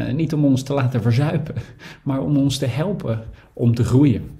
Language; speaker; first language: Dutch; native; Dutch